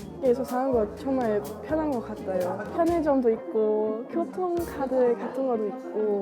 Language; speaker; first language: Korean; non-native, learner; German